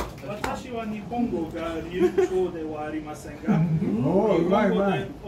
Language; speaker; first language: Japanese; non-native, learner; English